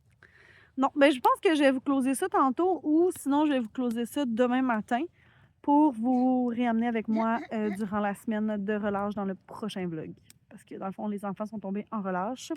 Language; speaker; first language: French; native; French